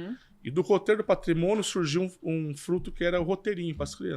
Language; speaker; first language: Portuguese; native; Portuguese